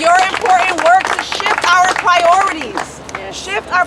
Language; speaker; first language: English; native; English